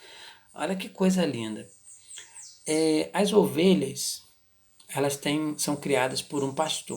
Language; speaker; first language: Portuguese; native; Portuguese